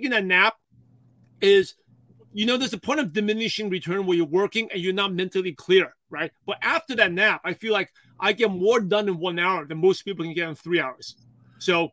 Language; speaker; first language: English; early bilingual, other home language; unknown